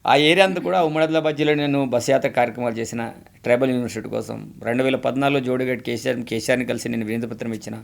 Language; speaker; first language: Telugu; non-native, local second language; Gondi